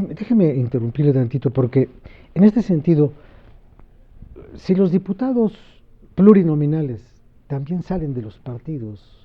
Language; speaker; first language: Spanish; native; Spanish